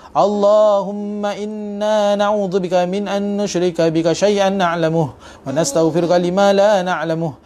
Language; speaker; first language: Arabic; non-native, fluent; Malay